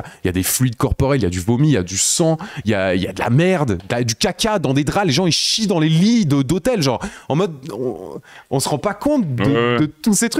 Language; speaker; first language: French; native; French